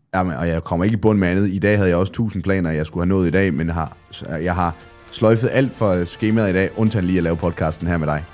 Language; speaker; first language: Danish; native; Danish